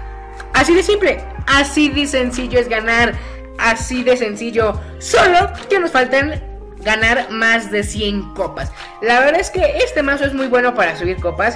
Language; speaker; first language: Spanish; native; Spanish